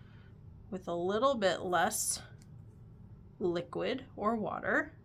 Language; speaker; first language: English; native; English